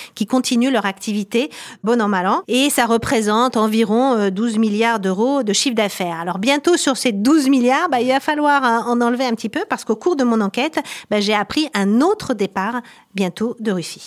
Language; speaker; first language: French; native; French